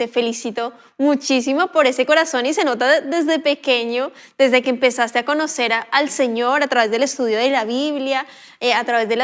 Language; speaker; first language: Spanish; native; Spanish